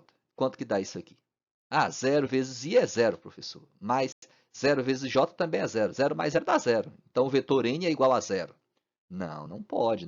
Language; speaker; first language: Portuguese; native; Portuguese